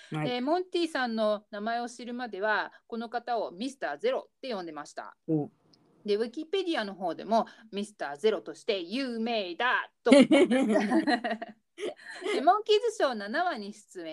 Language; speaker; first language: Japanese; native; Japanese